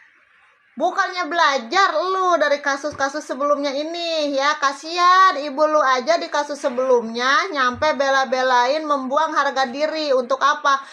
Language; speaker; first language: Indonesian; native; Indonesian